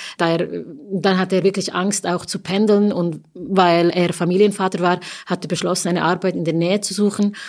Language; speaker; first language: German; early bilingual, other home language; Tamil